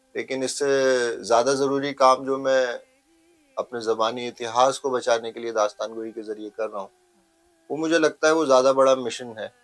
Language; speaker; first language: Hindi; native; Hindi